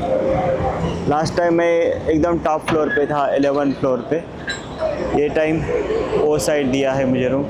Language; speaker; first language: Hindi; non-native, local second language; Marathi